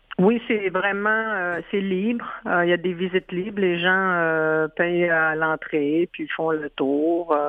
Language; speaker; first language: French; non-native, local second language; Innu-aimun